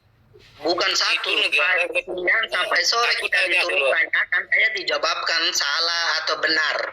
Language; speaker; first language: Indonesian; non-native, learner; Rohingya